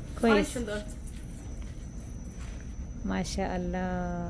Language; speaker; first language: Arabic; non-native, learner; Bangla